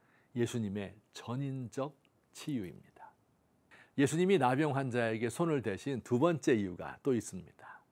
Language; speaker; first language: Korean; native; Korean